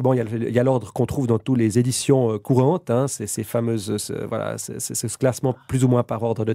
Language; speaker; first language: French; native; French